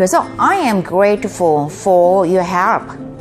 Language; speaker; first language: English; non-native, fluent; Korean